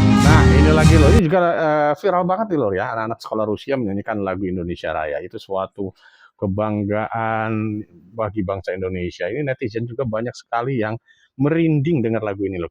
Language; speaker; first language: Indonesian; native; Indonesian